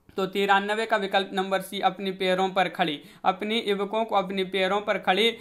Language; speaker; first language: Hindi; native; Hindi